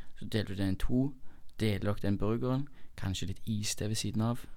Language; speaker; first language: Norwegian; native; Norwegian